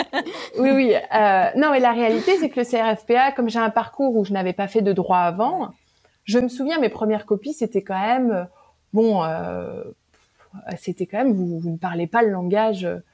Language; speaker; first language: French; native; French